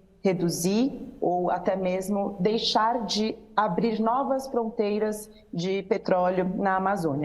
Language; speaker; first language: Portuguese; native; Portuguese